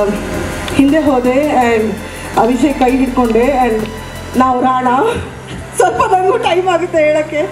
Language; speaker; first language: Kannada; native; Kannada